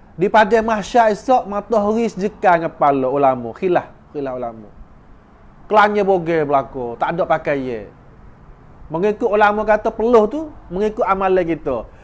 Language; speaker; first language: Malay; native; Malay